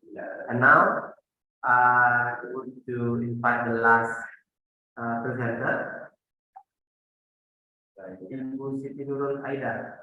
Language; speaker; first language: English; non-native, fluent; Indonesian